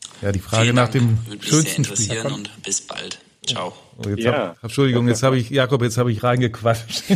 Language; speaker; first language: German; native; German